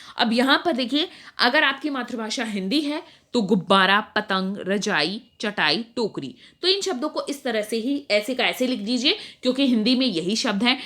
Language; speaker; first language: Hindi; native; Hindi